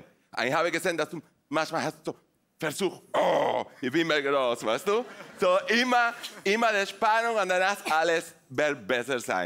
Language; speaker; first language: German; non-native, fluent; Spanish